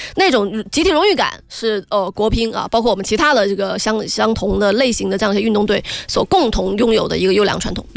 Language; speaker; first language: Chinese; native; Chinese